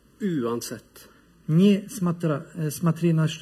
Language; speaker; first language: Russian; non-native, learner; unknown